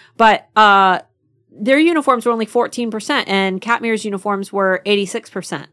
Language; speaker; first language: English; native; English